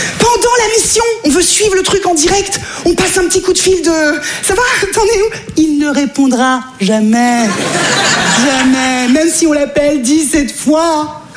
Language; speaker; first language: French; native; French